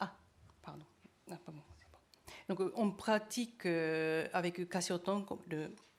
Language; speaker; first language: French; non-native, learner; Japanese